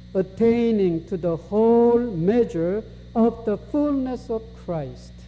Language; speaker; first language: English; non-native, fluent; Korean